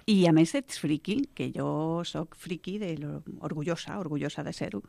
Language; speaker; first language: Catalan; non-native, local second language; Spanish